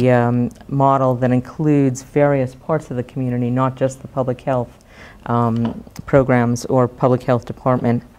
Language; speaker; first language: English; native; English